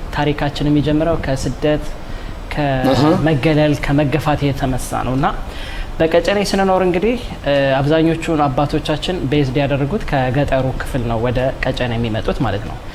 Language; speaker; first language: Amharic; native; Amharic